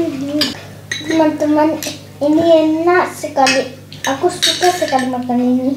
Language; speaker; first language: Indonesian; early bilingual, heritage; Spanish